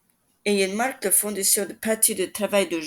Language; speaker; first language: French; non-native, learner; English